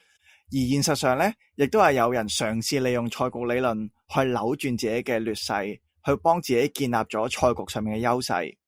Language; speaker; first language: Cantonese; native; Cantonese